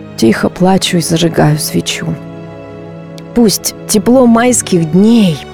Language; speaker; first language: Russian; native; Russian